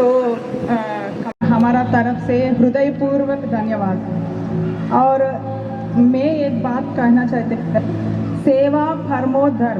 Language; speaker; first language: Hindi; non-native, local second language; Telugu